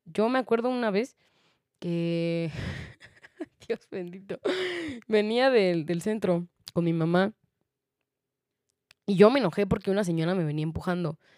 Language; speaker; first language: Spanish; native; Spanish